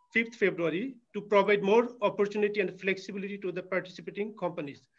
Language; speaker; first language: English; non-native, local second language; Bangla